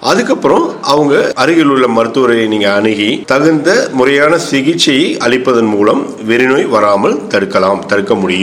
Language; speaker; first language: Tamil; native; Tamil